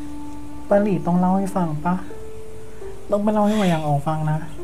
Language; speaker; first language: Thai; native; Thai